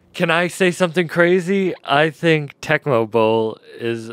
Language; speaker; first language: English; native; English